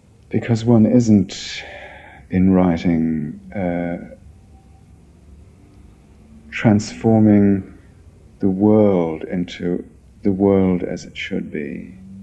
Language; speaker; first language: English; native; English